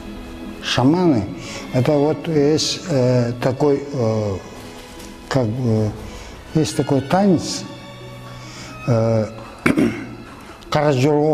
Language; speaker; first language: Russian; non-native, local second language; Kyrgyz